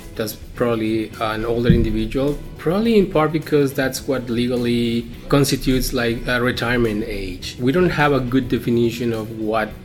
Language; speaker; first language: English; non-native, fluent; Spanish